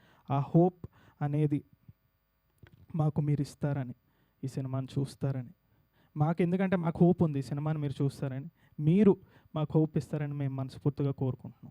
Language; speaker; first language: Telugu; native; Telugu